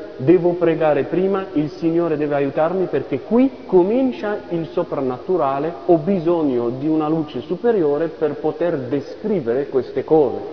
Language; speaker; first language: Italian; non-native, fluent; French